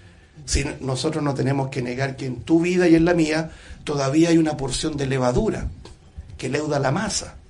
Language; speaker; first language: Spanish; native; Spanish